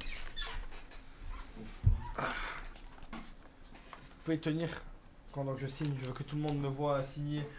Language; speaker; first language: French; native; French